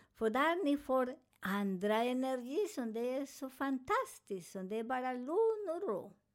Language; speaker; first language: Swedish; non-native, learner; Spanish